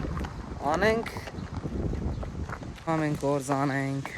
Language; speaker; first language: Armenian; non-native, learner; Hindi